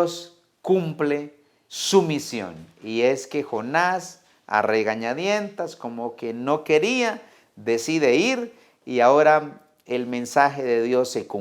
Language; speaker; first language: Spanish; native; Spanish